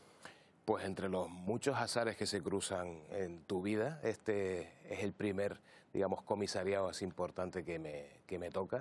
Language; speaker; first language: Spanish; native; Spanish